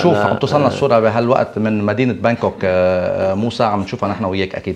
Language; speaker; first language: Arabic; native; Arabic